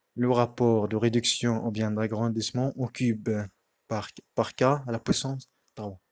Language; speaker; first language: French; non-native, local second language; Arabic